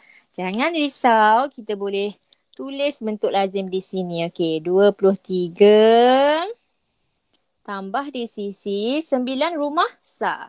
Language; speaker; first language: Malay; native; Malay